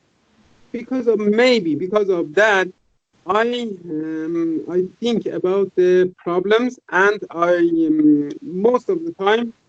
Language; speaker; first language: English; non-native, fluent; Persian